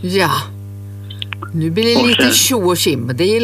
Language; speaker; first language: Swedish; native; Swedish